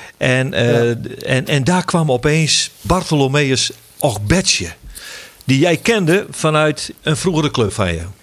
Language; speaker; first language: Dutch; non-native, local second language; Western Frisian